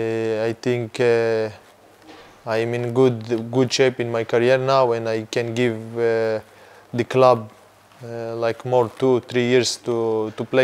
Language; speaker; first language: English; non-native, fluent; Hebrew